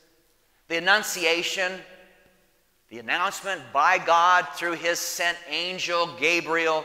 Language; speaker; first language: English; native; English